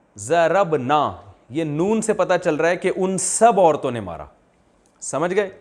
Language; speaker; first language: Urdu; native; Urdu